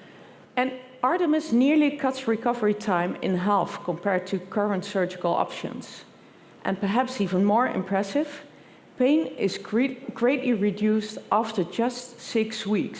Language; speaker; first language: English; non-native, fluent; Dutch